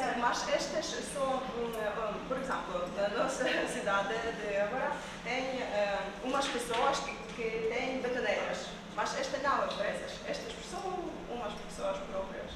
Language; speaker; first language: Portuguese; non-native, learner; Ukrainian